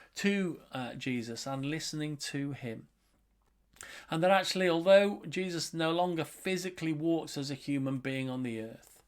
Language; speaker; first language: English; native; English